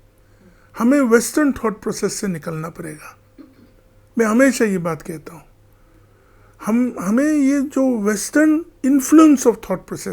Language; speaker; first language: Hindi; non-native, local second language; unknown